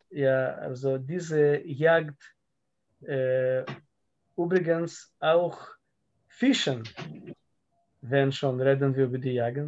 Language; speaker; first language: German; non-native, fluent; Russian